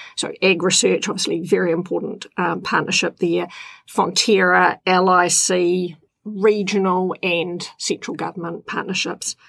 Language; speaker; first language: English; native; English